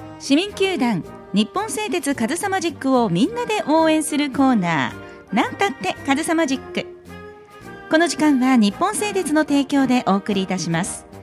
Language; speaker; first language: Japanese; native; Japanese